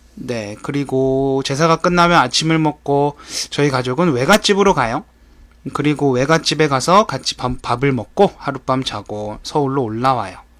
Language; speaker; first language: Korean; native; Korean